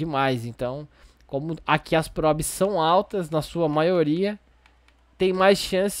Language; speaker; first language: Portuguese; native; Portuguese